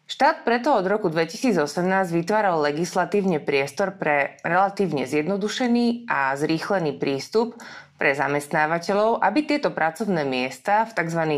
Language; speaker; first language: Slovak; native; Slovak